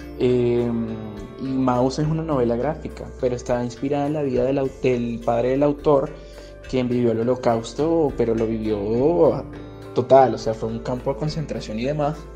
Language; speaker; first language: Spanish; native; Spanish